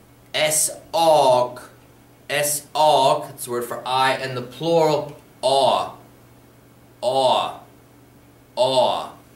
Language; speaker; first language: English; native; English